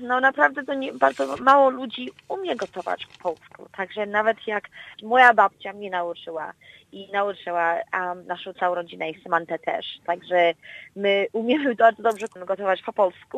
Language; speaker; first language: Polish; early bilingual, heritage; Polish